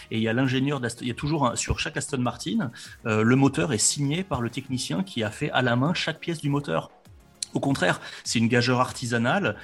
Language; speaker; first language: French; native; French